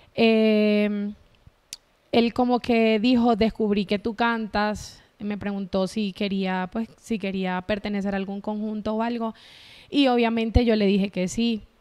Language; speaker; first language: Spanish; native; Spanish